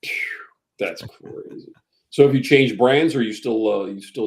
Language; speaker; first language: English; native; English